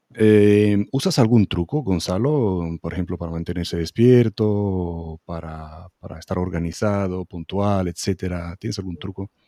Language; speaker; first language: Spanish; non-native, fluent; Hebrew